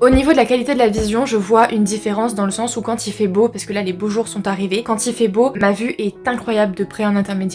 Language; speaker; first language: French; native; French